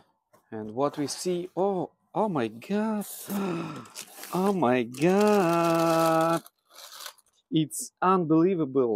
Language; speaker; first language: English; non-native, learner; Russian